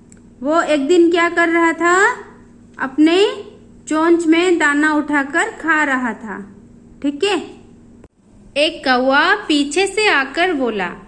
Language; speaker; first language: Hindi; non-native, local second language; Odia